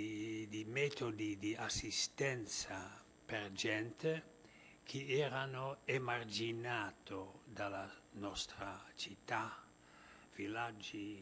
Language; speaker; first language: Italian; non-native, fluent; Dutch